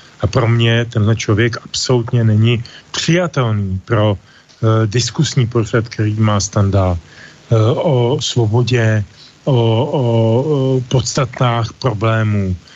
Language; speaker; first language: Czech; native; Czech